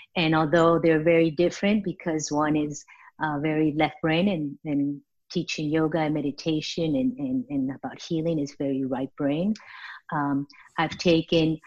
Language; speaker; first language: English; early bilingual, other home language; Spanish